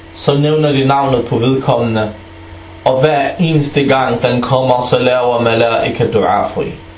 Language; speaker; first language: Danish; early bilingual, other home language; Arabic